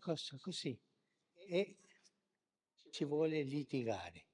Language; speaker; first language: Italian; non-native, fluent; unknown